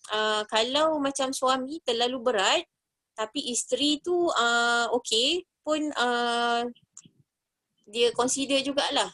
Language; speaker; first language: Malay; native; Malay